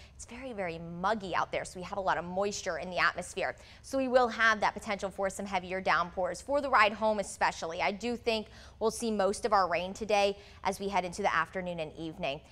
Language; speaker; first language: English; native; English